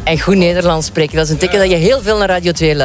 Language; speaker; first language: Dutch; native; Dutch